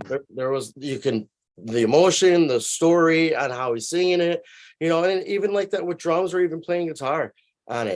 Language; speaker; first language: English; native; English